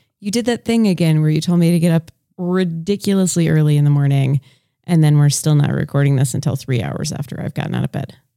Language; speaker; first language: English; native; English